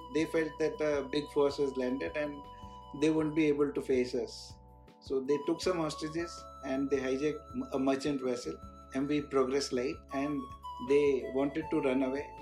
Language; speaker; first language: English; non-native, local second language; Hindi